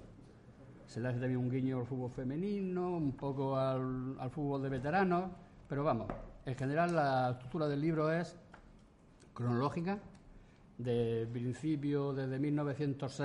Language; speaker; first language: Spanish; native; Spanish